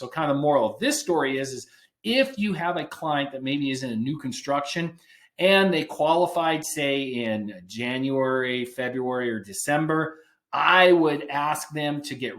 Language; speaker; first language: English; native; English